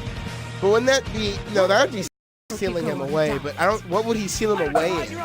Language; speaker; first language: English; native; English